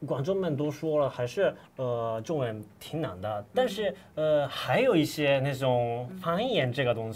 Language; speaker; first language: Chinese; non-native, fluent; Japanese